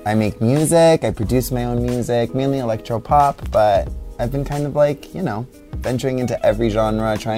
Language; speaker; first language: English; early bilingual, other home language; Spanish